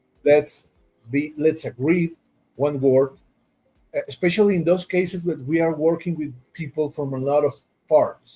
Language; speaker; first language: English; non-native, fluent; Spanish